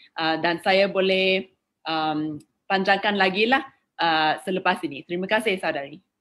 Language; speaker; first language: Malay; non-native, local second language; English